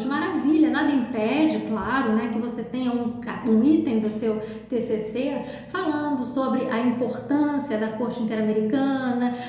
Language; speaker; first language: Portuguese; native; Portuguese